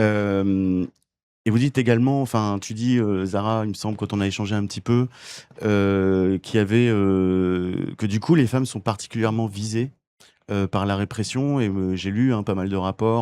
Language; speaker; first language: French; native; French